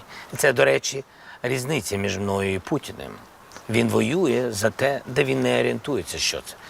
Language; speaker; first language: Ukrainian; non-native, local second language; Russian